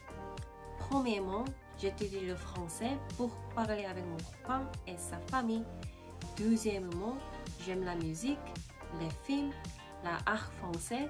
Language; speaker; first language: French; non-native, learner; Korean